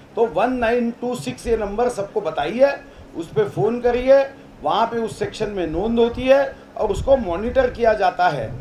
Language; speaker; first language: Hindi; non-native, local second language; Marathi